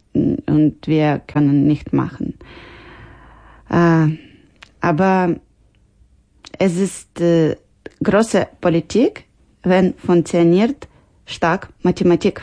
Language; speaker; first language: German; non-native, learner; Ukrainian